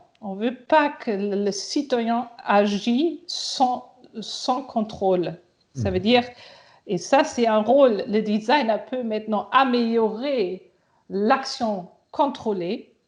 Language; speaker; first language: French; non-native, fluent; German